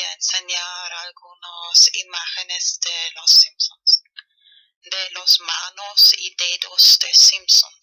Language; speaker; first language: Spanish; non-native, learner; German